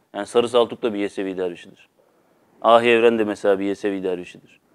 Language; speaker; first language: Turkish; native; Turkish